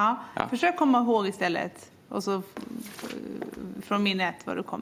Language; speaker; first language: Swedish; native; Swedish